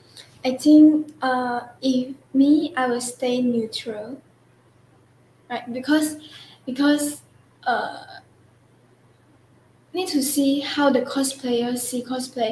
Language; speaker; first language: English; non-native, local second language; Chinese